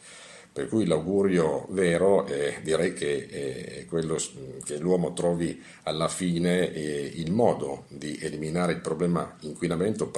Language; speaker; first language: Italian; native; Italian